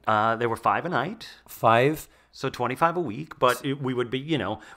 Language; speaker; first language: English; native; English